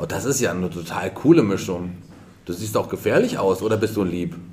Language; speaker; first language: German; native; German